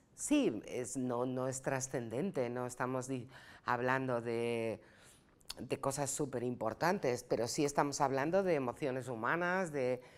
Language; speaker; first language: Spanish; native; Spanish